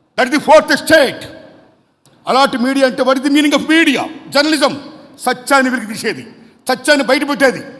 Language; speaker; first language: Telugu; native; Telugu